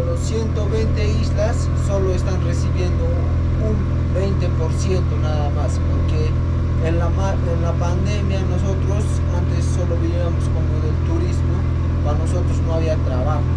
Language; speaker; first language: Spanish; non-native, local second language; Aymara